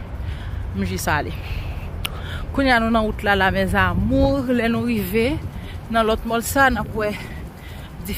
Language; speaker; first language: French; non-native, local second language; Haitian Creole